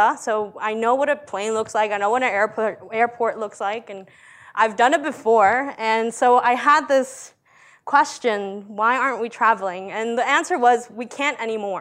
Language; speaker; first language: English; early bilingual, other home language; Spanish